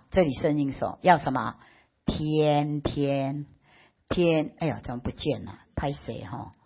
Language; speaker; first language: Chinese; early bilingual, heritage; Chinese